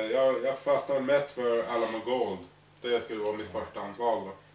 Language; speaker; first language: Swedish; native; Swedish